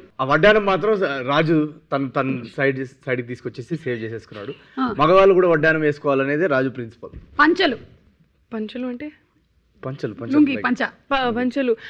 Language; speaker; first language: Telugu; native; Telugu